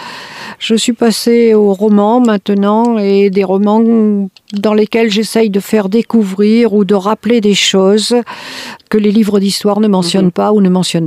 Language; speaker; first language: French; native; French